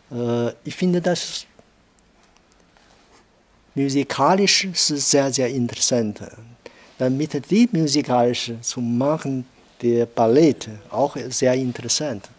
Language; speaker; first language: German; non-native, learner; Chinese